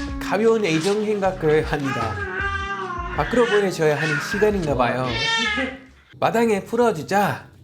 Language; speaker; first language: Korean; native; Korean